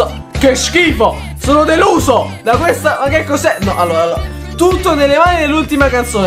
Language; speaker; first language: Italian; native; Italian